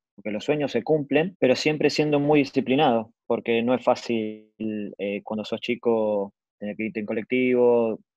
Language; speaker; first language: Spanish; native; Spanish